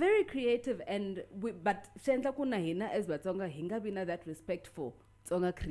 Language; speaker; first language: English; non-native, local second language; Tsonga